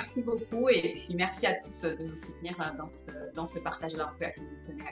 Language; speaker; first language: French; native; French